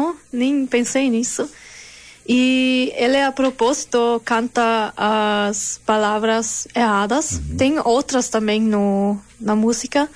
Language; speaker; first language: Portuguese; non-native, learner; German